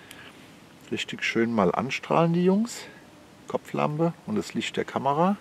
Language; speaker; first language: German; native; German